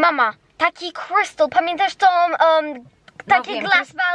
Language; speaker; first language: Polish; early bilingual, heritage; Polish